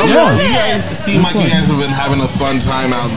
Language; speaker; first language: English; native; English